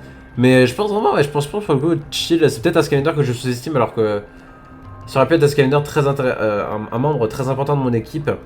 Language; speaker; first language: French; native; French